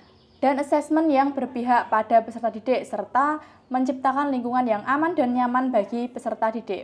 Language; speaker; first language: Indonesian; native; Indonesian